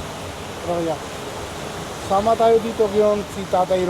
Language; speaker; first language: Filipino; non-native, learner; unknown